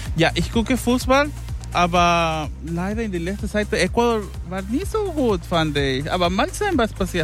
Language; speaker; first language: German; non-native, fluent; Spanish